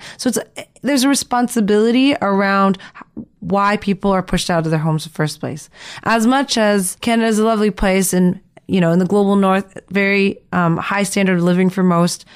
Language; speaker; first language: English; early bilingual, other home language; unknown